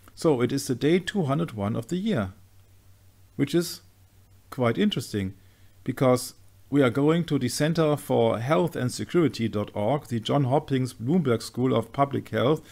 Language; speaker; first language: English; non-native, fluent; German